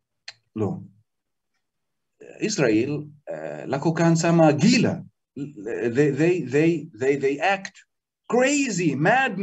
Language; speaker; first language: Indonesian; non-native, learner; Arabic